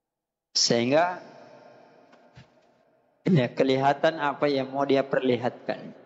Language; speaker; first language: Indonesian; native; Indonesian